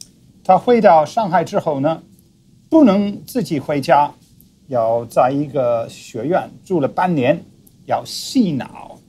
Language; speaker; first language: Chinese; non-native, fluent; English